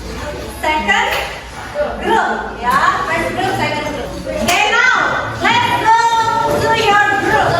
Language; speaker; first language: English; non-native, fluent; Indonesian